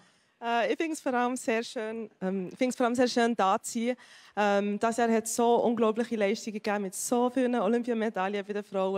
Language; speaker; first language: German; native; German